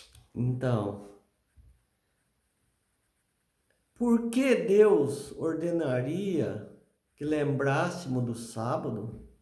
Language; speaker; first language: Portuguese; native; Portuguese